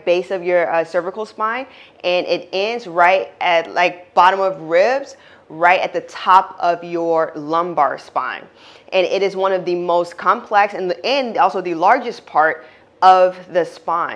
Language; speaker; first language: English; native; English